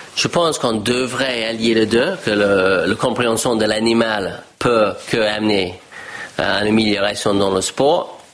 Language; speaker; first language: French; non-native, fluent; English